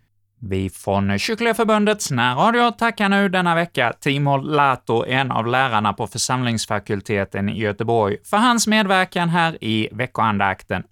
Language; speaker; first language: Swedish; native; Swedish